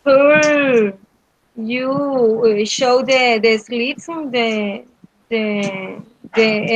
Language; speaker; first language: English; non-native, learner; Spanish